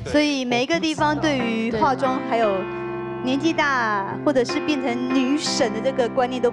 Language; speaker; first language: Chinese; native; Chinese